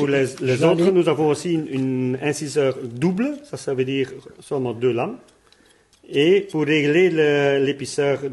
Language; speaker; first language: French; non-native, local second language; Dutch